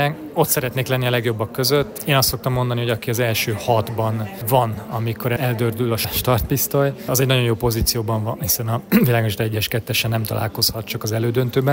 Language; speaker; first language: Hungarian; native; Hungarian